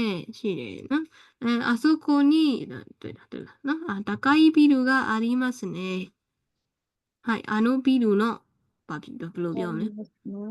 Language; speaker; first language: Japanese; non-native, fluent; Burmese